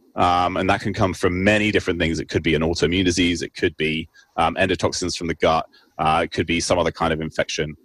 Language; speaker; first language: English; native; English